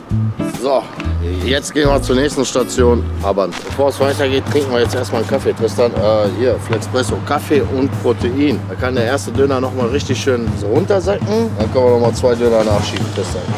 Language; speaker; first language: German; native; German